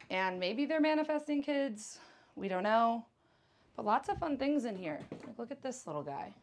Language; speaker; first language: English; native; English